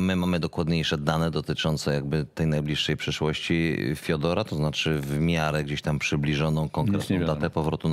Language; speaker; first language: Polish; native; Polish